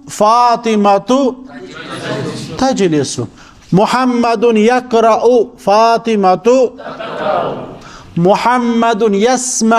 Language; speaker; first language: Arabic; non-native, fluent; Urdu